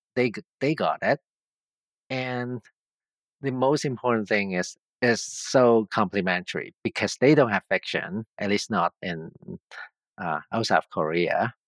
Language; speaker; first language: English; non-native, local second language; Cantonese